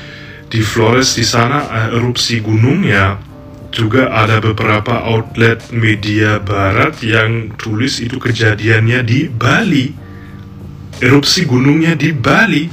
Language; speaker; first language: Indonesian; non-native, fluent; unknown